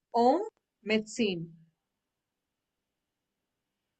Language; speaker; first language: French; non-native, learner; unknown